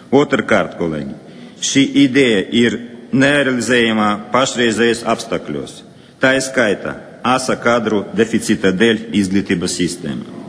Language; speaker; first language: Latvian; non-native, local second language; Russian